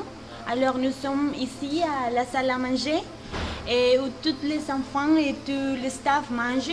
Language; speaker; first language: French; non-native, learner; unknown